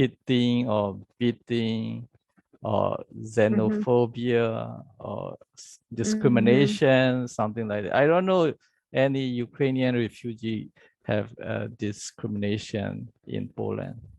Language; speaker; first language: English; non-native, learner; Burmese